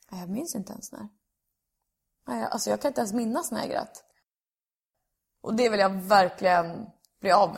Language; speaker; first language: Swedish; native; Swedish